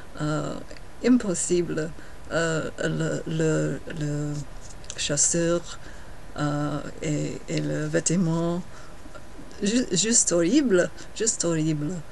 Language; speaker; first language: French; non-native, learner; English